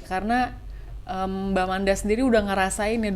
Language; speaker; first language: Indonesian; native; Indonesian